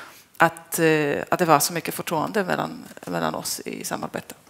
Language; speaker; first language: Swedish; non-native, fluent; Polish